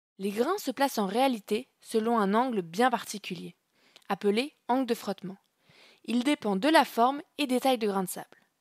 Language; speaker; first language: French; native; French